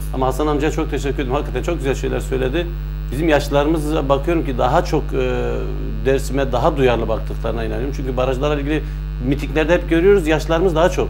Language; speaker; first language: Turkish; non-native, local second language; Zaza